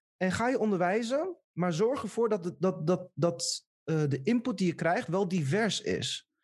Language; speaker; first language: Dutch; native; Dutch